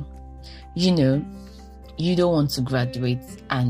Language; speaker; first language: English; non-native, local second language; Igbo